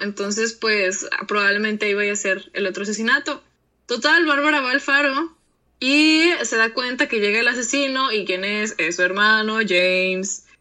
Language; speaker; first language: Spanish; native; Spanish